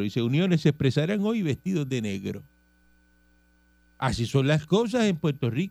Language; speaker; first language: Spanish; native; Spanish